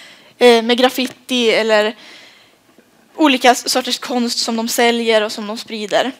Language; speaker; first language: Swedish; native; Swedish